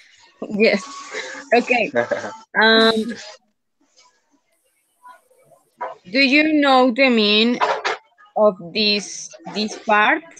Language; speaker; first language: English; non-native, fluent; Spanish